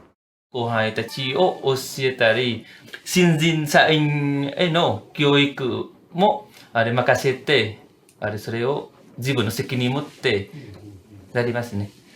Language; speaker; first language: Japanese; non-native, learner; Vietnamese